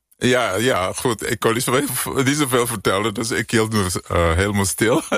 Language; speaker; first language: Dutch; native; Dutch